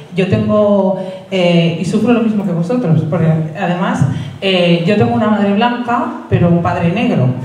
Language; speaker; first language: Spanish; native; Spanish